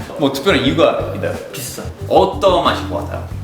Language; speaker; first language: Korean; non-native, fluent; English